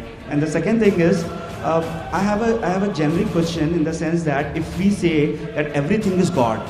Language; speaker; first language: English; non-native, local second language; Hindi